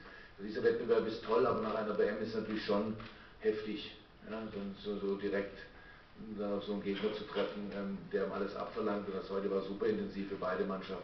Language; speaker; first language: German; native; German